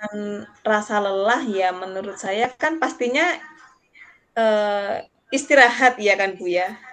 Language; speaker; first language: Indonesian; non-native, local second language; Javanese